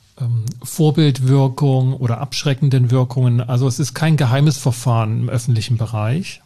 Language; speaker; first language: German; native; German